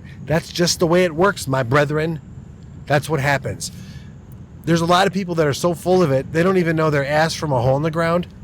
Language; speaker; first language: English; native; English